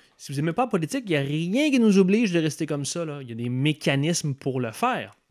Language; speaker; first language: French; native; French